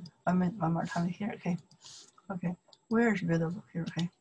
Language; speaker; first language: English; non-native, learner; Chinese